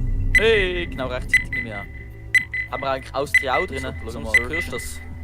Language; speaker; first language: German; native; German